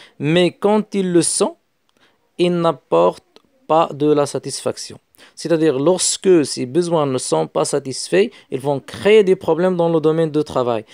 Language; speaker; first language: French; non-native, local second language; Arabic